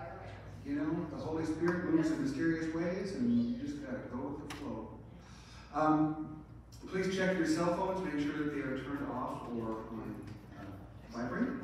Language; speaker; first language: English; native; English